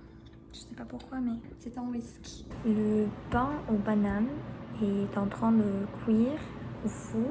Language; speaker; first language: French; non-native, learner; Spanish